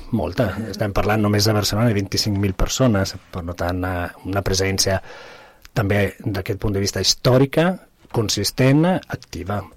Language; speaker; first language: Catalan; non-native, fluent; Italian